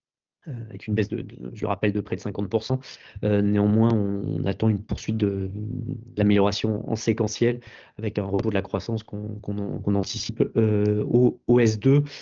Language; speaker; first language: French; native; French